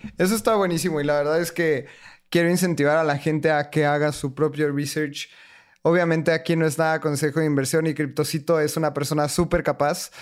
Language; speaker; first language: Spanish; native; Spanish